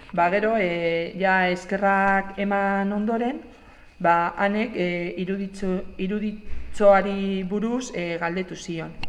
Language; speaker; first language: Basque; non-native, local second language; Spanish